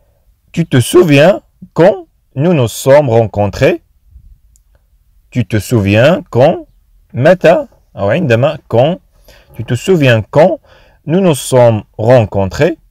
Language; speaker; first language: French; non-native, fluent; Arabic